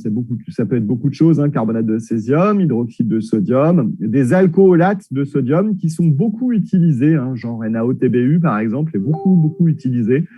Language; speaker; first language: French; native; French